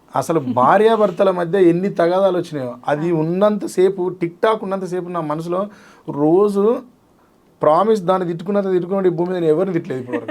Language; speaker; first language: Telugu; native; Telugu